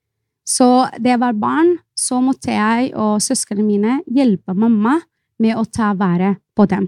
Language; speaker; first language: Norwegian; non-native, fluent; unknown